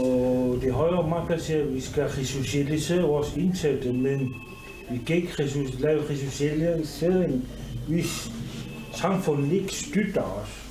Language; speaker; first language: Danish; non-native, local second language; Kalaallisut